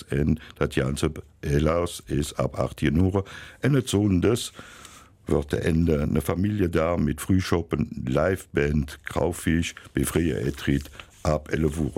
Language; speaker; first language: German; native; German